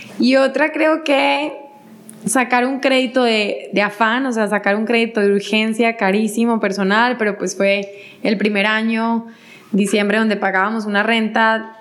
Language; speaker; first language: Spanish; native; Spanish